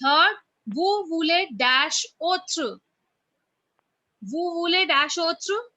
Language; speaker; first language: French; non-native, fluent; Hindi